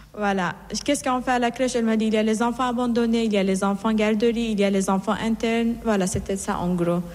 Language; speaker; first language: French; non-native, fluent; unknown